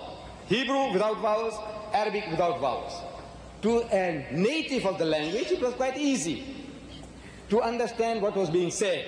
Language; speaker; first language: English; early bilingual, other home language; Gujarati